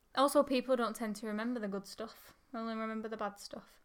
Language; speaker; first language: English; native; English